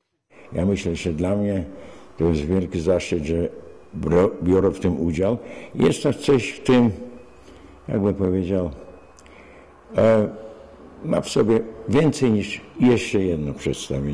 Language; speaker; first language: Polish; non-native, local second language; Yiddish